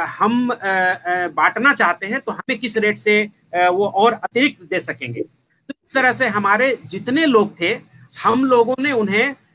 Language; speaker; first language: Hindi; native; Hindi